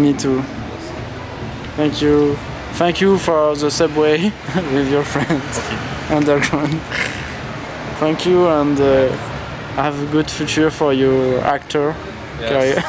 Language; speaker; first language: English; non-native, learner; French